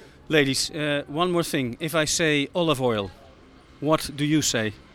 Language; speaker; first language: English; non-native, fluent; Dutch